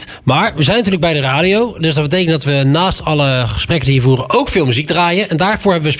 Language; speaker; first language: Dutch; native; Dutch